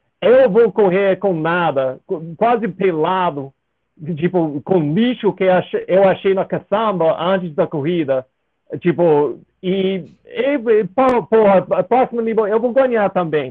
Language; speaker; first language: Portuguese; non-native, fluent; English